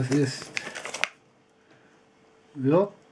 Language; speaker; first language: German; non-native, learner; Russian